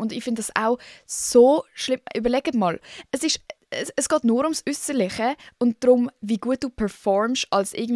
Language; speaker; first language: German; native; German